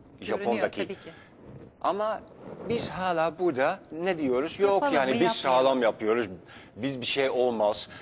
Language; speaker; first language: Turkish; non-native, fluent; Dutch